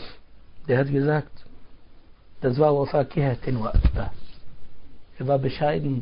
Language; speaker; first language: German; non-native, fluent; Arabic